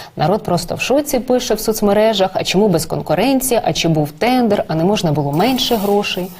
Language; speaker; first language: Ukrainian; native; Ukrainian